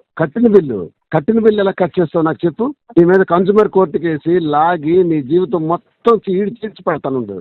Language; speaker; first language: Telugu; native; Telugu